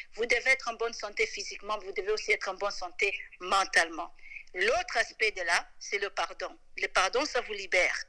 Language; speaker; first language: French; non-native, local second language; Lingala